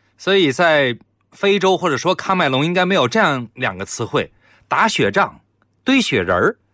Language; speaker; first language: Chinese; native; Chinese